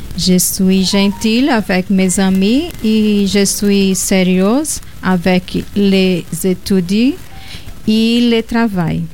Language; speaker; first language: French; non-native, learner; Portuguese